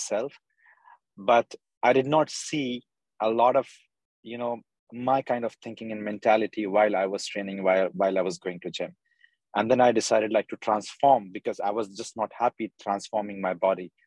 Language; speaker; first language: English; non-native, local second language; Urdu